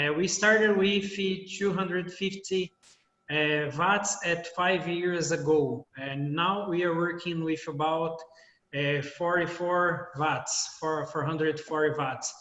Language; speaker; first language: English; non-native, fluent; Portuguese